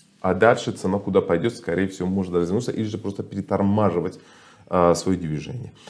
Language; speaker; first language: Russian; non-native, fluent; Persian